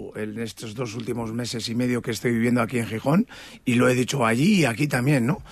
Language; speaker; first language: Spanish; native; Spanish